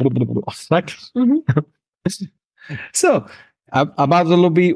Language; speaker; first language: Polish; non-native, learner; English